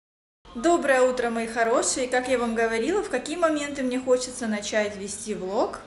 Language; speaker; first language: Russian; native; Russian